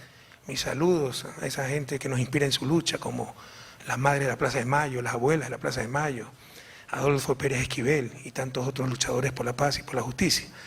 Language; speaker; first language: Spanish; native; Spanish